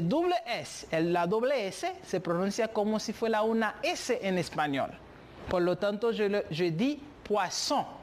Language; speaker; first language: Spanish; non-native, fluent; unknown